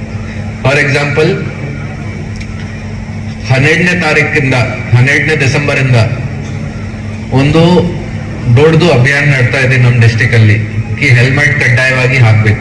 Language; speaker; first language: Kannada; non-native, local second language; Hindi